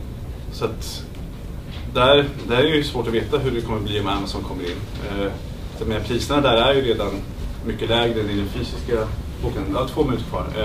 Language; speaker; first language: Swedish; native; Swedish